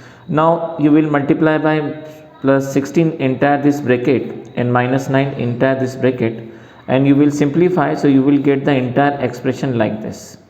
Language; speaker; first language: English; non-native, local second language; Hindi